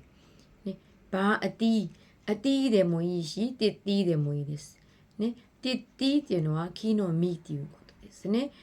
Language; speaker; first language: Japanese; non-native, fluent; Burmese